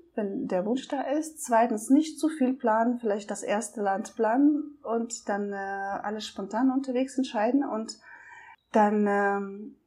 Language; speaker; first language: German; non-native, fluent; Russian